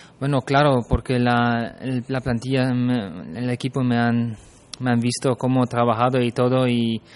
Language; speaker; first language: Spanish; non-native, fluent; German